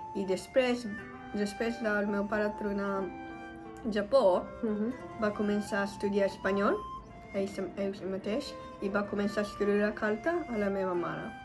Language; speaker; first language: Catalan; non-native, learner; Japanese